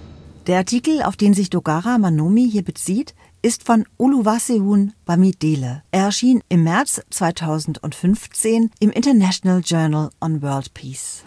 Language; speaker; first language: German; native; German